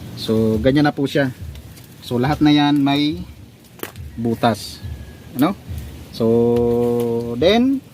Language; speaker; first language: Filipino; non-native, local second language; Bikol